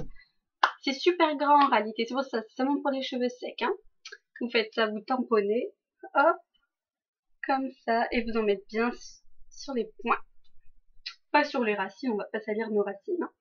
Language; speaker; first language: French; native; French